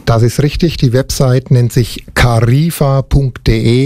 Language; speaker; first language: German; native; German